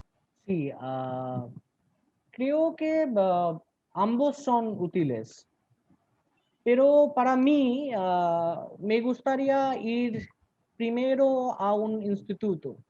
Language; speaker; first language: Spanish; non-native, learner; Bangla